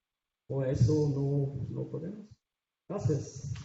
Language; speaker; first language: Spanish; non-native, fluent; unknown